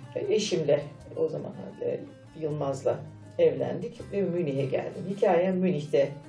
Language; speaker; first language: Turkish; native; Turkish